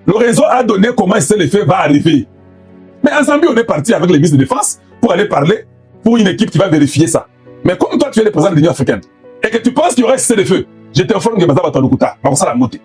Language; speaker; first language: French; non-native, local second language; Lingala